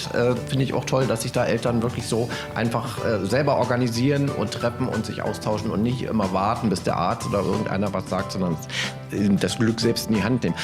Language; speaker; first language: German; native; German